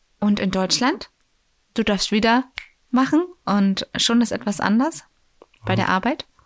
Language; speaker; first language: German; native; German